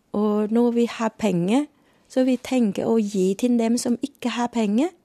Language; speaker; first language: Norwegian; non-native, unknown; Vietnamese